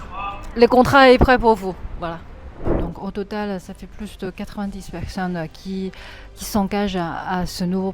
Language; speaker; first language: French; non-native, fluent; Chinese